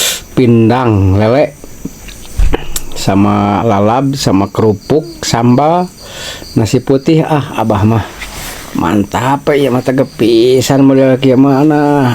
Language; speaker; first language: Indonesian; non-native, local second language; Sundanese